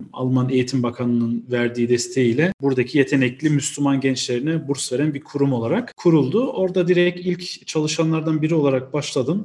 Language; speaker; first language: Turkish; early bilingual, heritage; Turkish